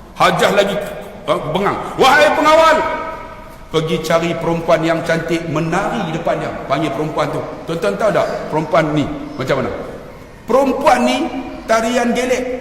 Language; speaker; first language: Malay; native; Malay